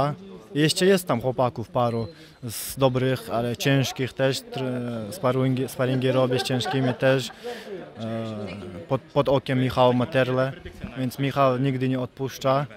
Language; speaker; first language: Polish; non-native, fluent; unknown